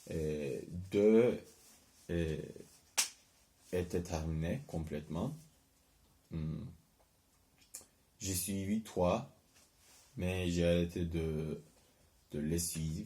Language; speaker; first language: French; non-native, learner; Turkish